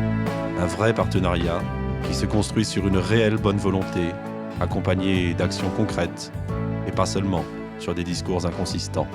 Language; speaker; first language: French; native; French